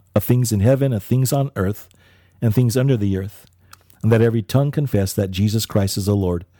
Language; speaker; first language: English; early bilingual, other home language; Filipino